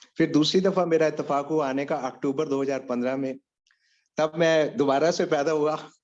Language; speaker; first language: Hindi; non-native, local second language; Punjabi